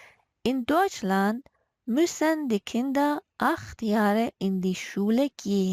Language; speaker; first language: German; non-native, fluent; Persian